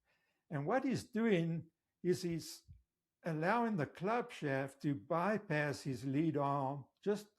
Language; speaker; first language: English; native; English